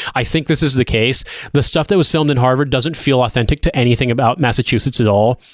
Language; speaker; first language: English; native; English